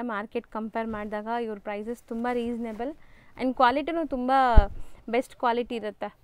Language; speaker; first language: Kannada; native; Kannada